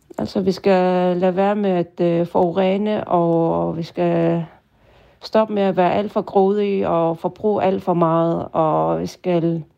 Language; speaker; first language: Danish; non-native, local second language; Kalaallisut